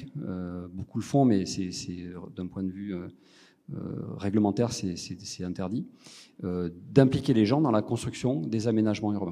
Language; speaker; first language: French; native; French